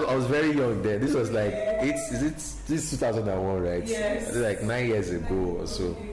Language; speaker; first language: English; non-native, local second language; Igbo